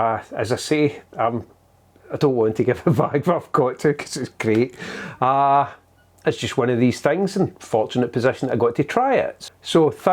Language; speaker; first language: English; native; English